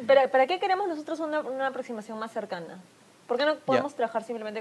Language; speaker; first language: Spanish; native; Spanish